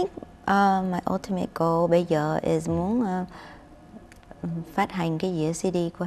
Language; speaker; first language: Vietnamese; non-native, fluent; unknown